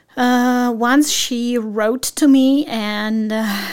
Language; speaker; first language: English; non-native, fluent; Ukrainian